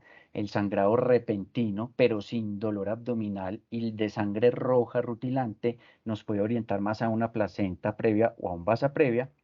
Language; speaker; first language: Spanish; native; Spanish